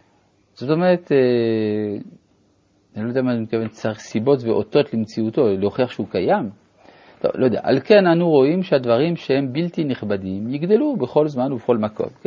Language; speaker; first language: Hebrew; native; Hebrew